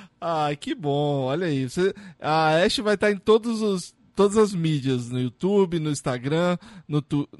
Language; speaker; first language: Portuguese; native; Portuguese